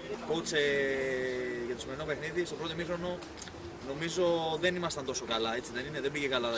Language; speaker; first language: Greek; native; Greek